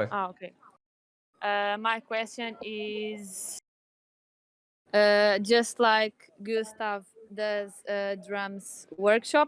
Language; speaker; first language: English; non-native, learner; Portuguese